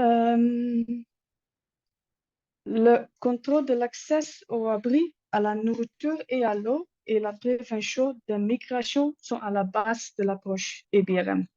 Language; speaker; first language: French; non-native, learner; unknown